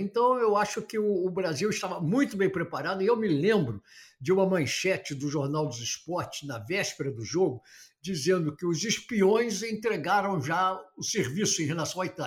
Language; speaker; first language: Portuguese; native; Portuguese